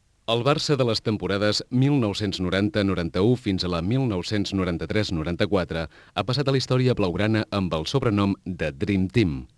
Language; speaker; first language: Catalan; native; Catalan